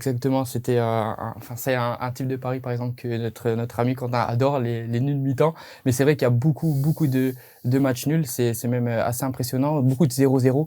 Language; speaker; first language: French; native; French